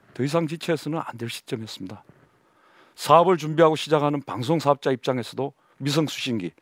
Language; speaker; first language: Korean; native; Korean